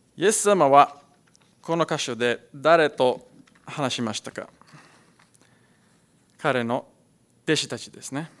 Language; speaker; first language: Japanese; non-native, learner; Afrikaans